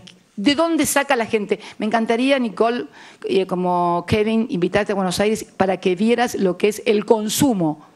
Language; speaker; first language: Spanish; native; Spanish